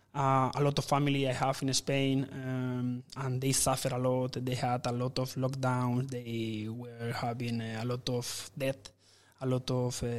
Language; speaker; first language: English; non-native, fluent; Spanish